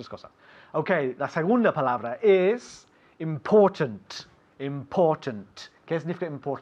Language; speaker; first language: Spanish; non-native, fluent; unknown